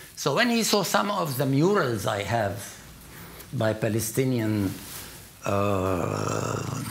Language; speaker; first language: English; non-native, fluent; Arabic